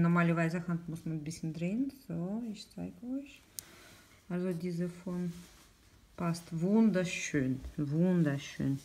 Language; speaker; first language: German; non-native, learner; Russian